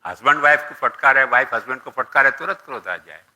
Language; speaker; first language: Hindi; non-native, local second language; Gujarati